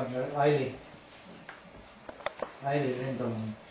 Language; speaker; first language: Finnish; early bilingual, heritage; English